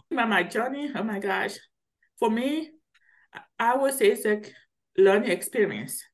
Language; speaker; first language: English; early bilingual, other home language; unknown